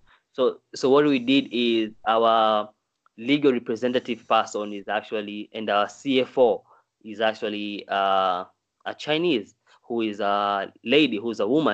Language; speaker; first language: English; non-native, local second language; Swahili